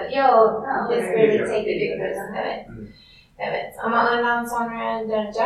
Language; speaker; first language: Turkish; non-native, learner; English